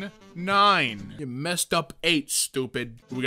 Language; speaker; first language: English; native; English